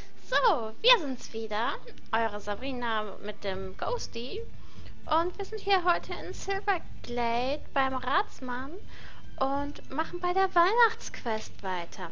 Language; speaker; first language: German; native; German